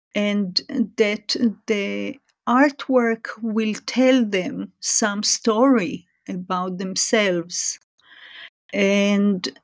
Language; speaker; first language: English; non-native, fluent; Hebrew